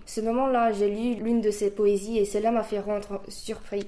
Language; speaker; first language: French; early bilingual, other home language; Korean